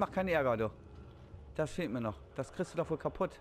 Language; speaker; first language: German; native; German